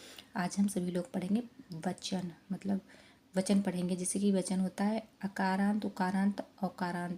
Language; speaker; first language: Hindi; native; Hindi